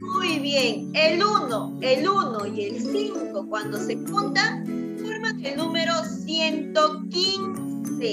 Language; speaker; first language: Spanish; native; Spanish